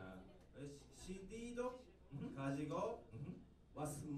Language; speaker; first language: Korean; non-native, learner; Japanese